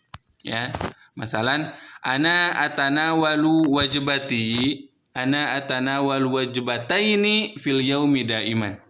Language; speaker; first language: Arabic; non-native, fluent; Indonesian